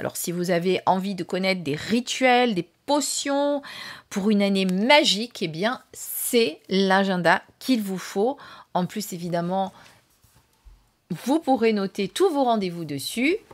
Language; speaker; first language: French; native; French